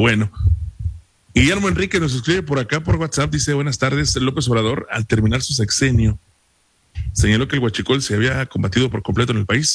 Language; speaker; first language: Spanish; native; Spanish